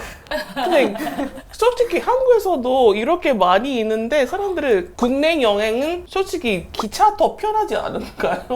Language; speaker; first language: Korean; non-native, fluent; English